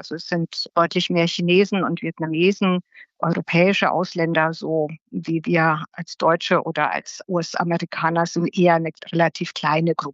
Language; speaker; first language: German; native; German